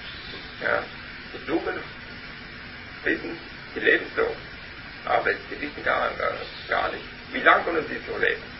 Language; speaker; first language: German; non-native, learner; Vietnamese